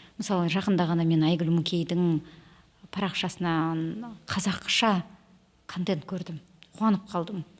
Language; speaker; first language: Kazakh; native; Kazakh